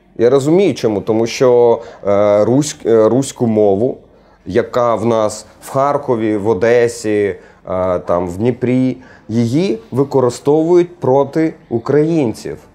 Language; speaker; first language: Ukrainian; non-native, local second language; Russian